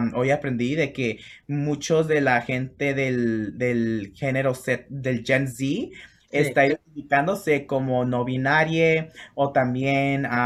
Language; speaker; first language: Spanish; early bilingual, heritage; Spanish